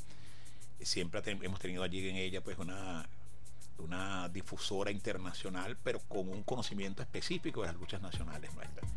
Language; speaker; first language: Spanish; native; Spanish